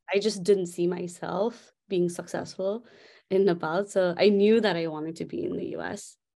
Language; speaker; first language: English; non-native, local second language; Nepali